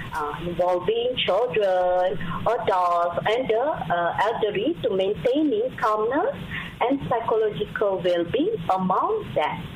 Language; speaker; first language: English; non-native, local second language; Malay